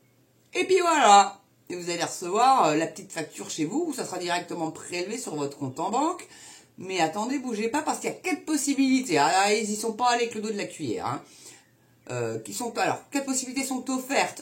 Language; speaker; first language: French; native; French